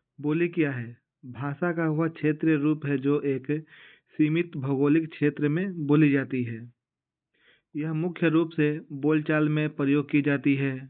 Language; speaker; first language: Hindi; native; Hindi